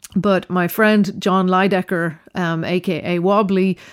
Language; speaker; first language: English; native; English